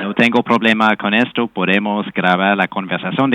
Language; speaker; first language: Spanish; non-native, fluent; English